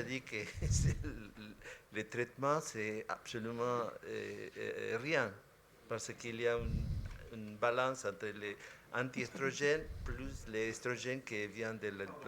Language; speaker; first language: French; non-native, fluent; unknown